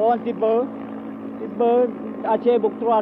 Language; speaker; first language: French; non-native, learner; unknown